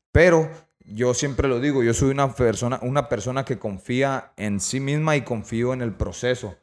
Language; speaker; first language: Spanish; native; Spanish